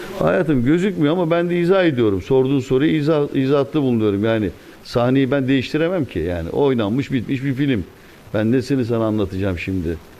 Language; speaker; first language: Turkish; native; Turkish